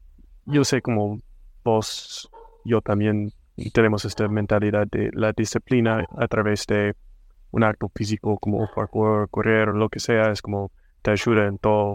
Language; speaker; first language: Spanish; non-native, fluent; English